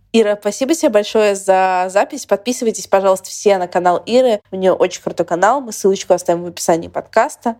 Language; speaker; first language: Russian; native; Russian